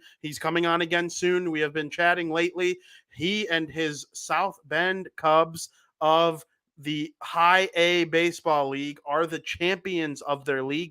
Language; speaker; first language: English; native; English